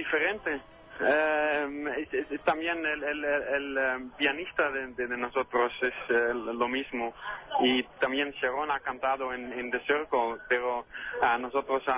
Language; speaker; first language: Spanish; non-native, learner; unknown